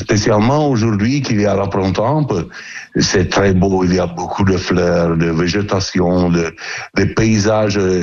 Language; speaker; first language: French; non-native, fluent; Italian